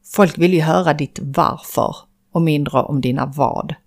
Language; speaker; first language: Swedish; early bilingual, other home language; Azerbaijani